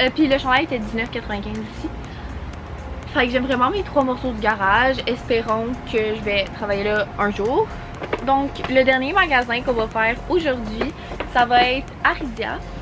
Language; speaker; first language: French; native; French